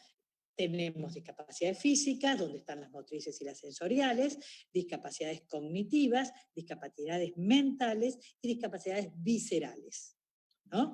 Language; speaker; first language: Spanish; native; Spanish